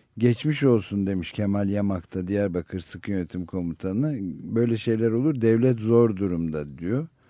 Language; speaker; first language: Turkish; native; Turkish